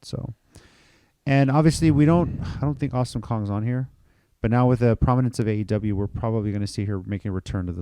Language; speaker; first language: English; native; English